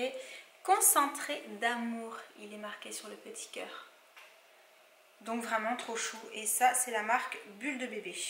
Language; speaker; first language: French; native; French